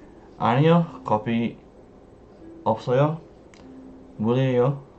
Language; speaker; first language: Korean; non-native, learner; English